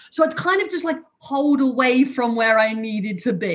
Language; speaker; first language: English; non-native, local second language; German